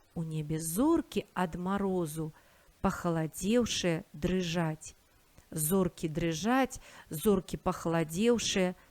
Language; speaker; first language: Belarusian; native; Belarusian